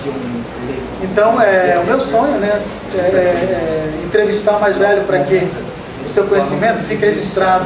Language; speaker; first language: Portuguese; non-native, local second language; Guarani